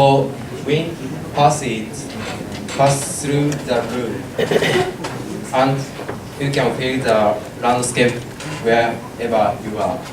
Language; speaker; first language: English; non-native, learner; Japanese